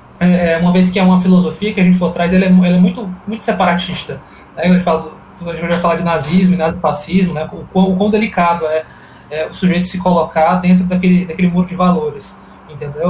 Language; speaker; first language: Portuguese; native; Portuguese